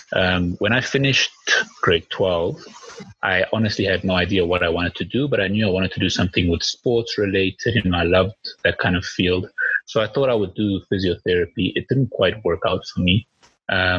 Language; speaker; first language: English; early bilingual, other home language; Spanish